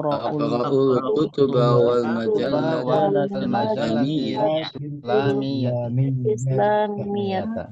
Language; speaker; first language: Arabic; non-native, learner; Indonesian